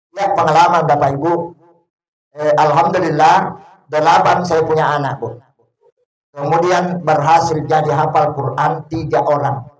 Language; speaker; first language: Indonesian; non-native, local second language; Buginese